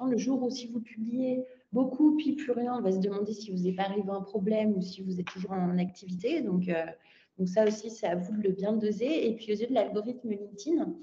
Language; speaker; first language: French; native; French